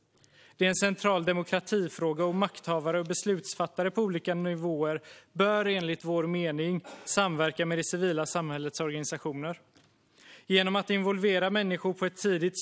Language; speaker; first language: Swedish; native; Swedish